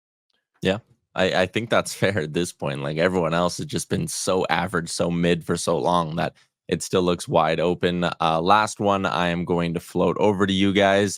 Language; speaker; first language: English; native; English